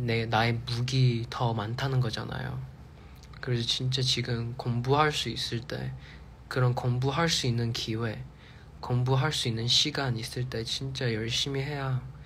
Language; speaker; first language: Korean; non-native, fluent; Chinese